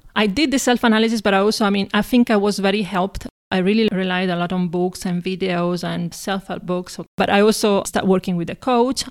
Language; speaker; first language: English; non-native, fluent; Italian